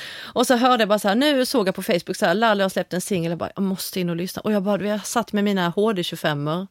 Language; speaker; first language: Swedish; native; Swedish